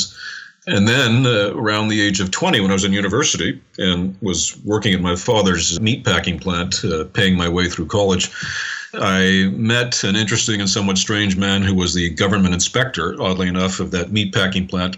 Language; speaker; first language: English; native; English